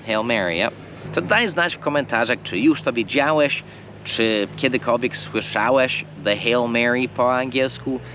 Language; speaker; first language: Polish; non-native, fluent; English